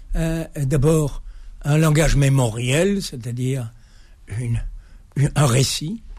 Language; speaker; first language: French; native; French